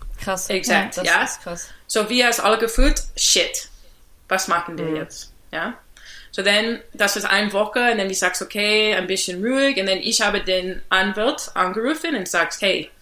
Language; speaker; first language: German; non-native, learner; English